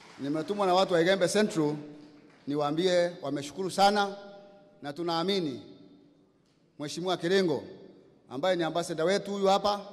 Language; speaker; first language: Swahili; non-native, local second language; Meru